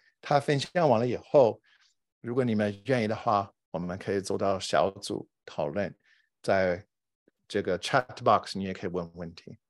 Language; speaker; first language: Chinese; non-native, fluent; English